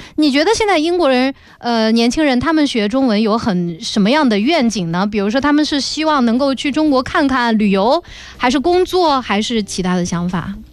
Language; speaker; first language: Chinese; native; Chinese